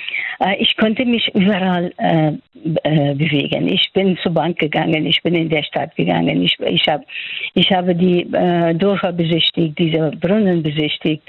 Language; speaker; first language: German; non-native, fluent; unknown